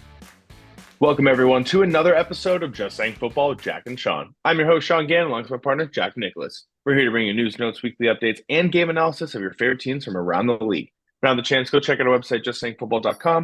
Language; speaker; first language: English; native; English